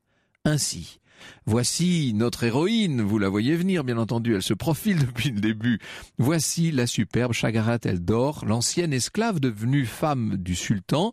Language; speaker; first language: French; native; French